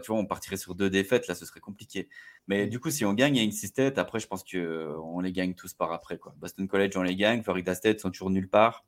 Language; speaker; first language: French; native; French